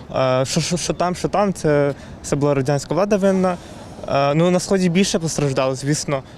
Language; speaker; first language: Ukrainian; native; Ukrainian